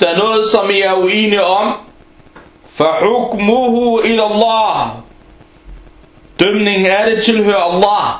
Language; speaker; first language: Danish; non-native, fluent; Arabic